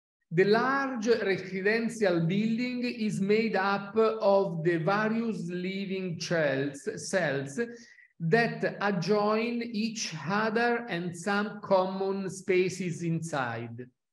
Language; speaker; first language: English; non-native, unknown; Italian